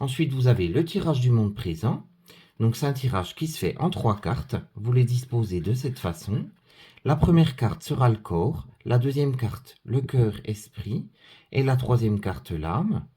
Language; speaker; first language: French; native; French